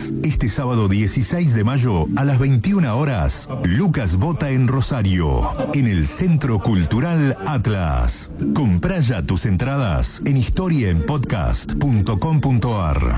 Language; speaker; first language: Spanish; native; Spanish